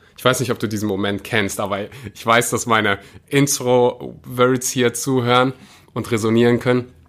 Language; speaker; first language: German; early bilingual, other home language; Russian